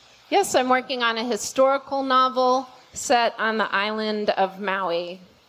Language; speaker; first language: English; native; English